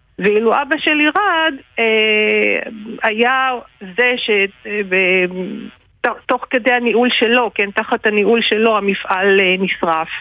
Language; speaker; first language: Hebrew; native; Hebrew